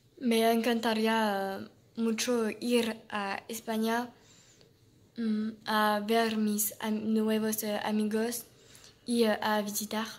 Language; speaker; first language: Spanish; non-native, learner; French